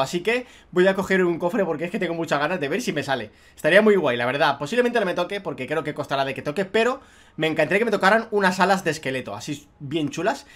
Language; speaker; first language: Spanish; native; Spanish